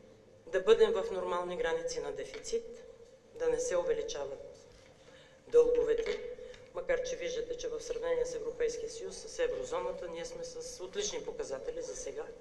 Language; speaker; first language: Bulgarian; native; Bulgarian